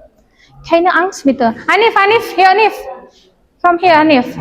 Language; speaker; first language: German; non-native, learner; Indonesian